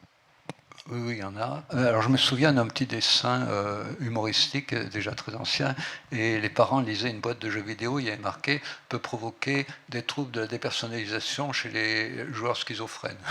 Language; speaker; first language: French; native; French